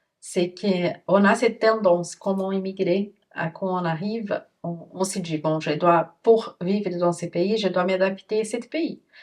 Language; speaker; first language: French; non-native, fluent; Portuguese